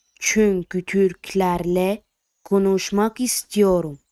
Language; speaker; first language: Turkish; non-native, fluent; Arabic